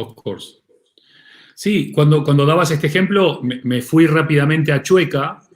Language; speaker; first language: Spanish; native; Spanish